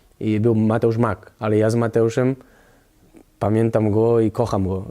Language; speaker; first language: Polish; non-native, learner; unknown